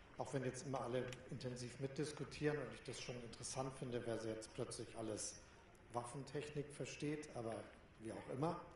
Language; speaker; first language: German; native; German